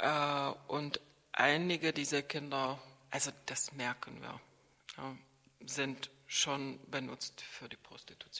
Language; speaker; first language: German; non-native, fluent; Czech